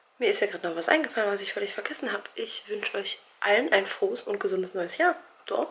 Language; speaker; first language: German; native; German